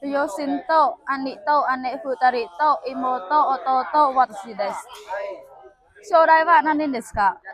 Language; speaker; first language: Japanese; non-native, learner; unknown